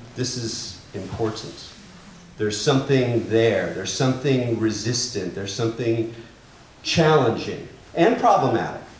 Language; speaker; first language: English; native; English